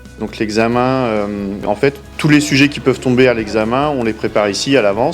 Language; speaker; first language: French; native; French